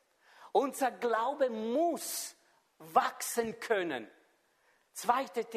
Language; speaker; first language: German; non-native, fluent; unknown